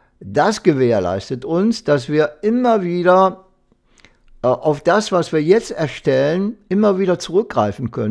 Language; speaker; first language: German; native; German